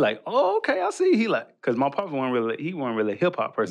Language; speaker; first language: English; native; English